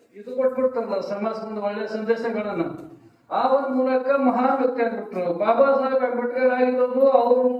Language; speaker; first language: Kannada; native; Kannada